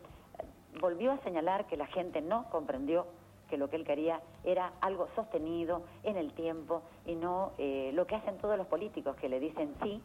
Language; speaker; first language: Spanish; native; Spanish